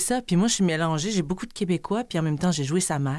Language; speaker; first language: French; native; French